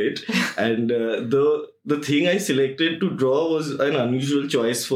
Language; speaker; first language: English; non-native, local second language; Bangla